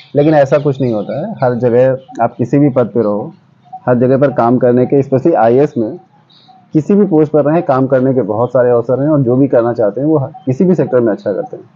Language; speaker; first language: Hindi; native; Hindi